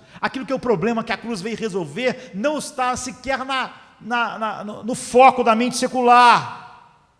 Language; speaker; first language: Portuguese; native; Portuguese